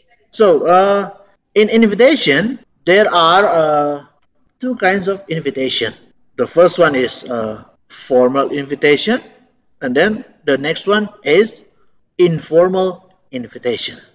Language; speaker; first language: English; non-native, fluent; Indonesian